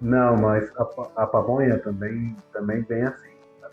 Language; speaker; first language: Portuguese; non-native, fluent; Spanish